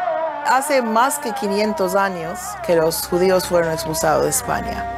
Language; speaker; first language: Spanish; early bilingual, heritage; Ladino